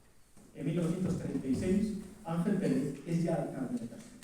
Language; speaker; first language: Spanish; native; Spanish